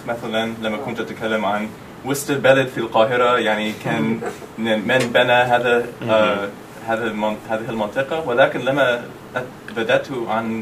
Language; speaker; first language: Arabic; non-native, fluent; English